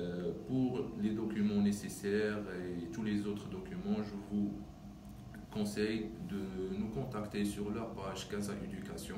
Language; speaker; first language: French; non-native, local second language; Arabic